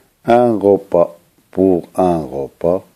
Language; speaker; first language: French; non-native, local second language; Arabic